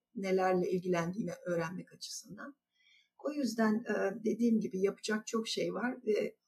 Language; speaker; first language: Turkish; native; Turkish